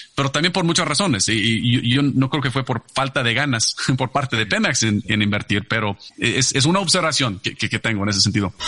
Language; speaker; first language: Spanish; non-native, fluent; English